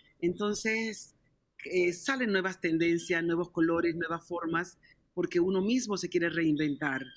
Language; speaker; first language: Spanish; native; Spanish